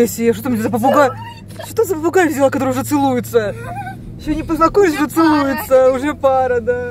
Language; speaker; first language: Russian; native; Russian